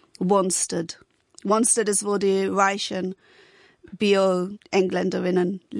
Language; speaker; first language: German; non-native, fluent; English